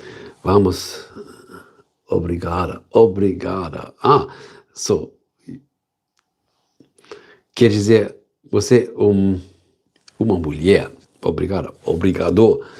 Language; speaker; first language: Portuguese; non-native, learner; German